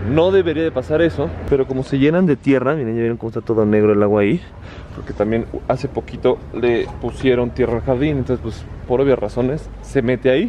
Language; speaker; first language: Spanish; native; Spanish